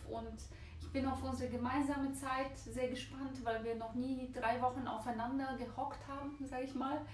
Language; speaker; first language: German; non-native, fluent; Bulgarian